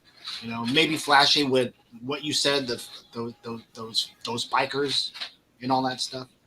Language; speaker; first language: English; native; English